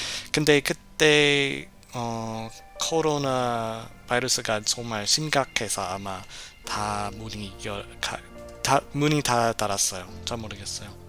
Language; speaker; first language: Korean; non-native, fluent; English